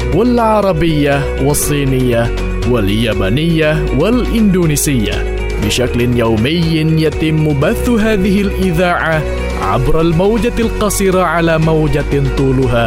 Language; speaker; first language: Arabic; non-native, fluent; Indonesian